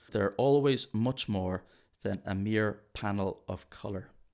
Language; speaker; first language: English; native; English